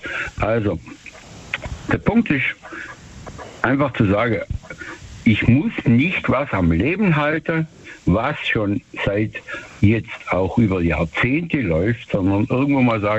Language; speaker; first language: German; native; German